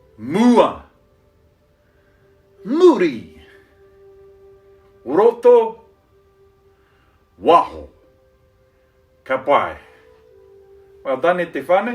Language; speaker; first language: Māori; non-native, local second language; English